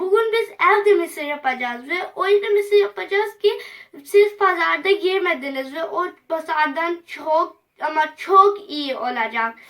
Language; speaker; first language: Turkish; non-native, learner; Urdu